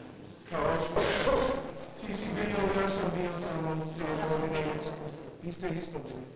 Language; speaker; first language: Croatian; non-native, learner; English